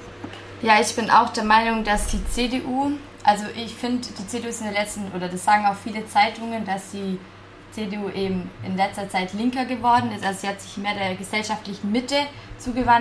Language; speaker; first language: German; native; German